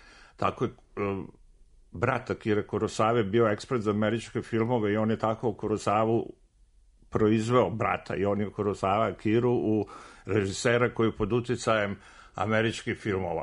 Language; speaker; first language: Serbian; native; Serbian